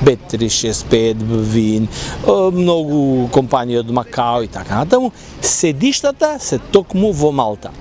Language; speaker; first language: Macedonian; native; Macedonian